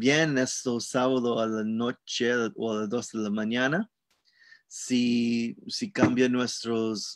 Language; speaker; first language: Spanish; non-native, learner; English